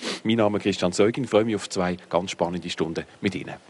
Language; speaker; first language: German; native; German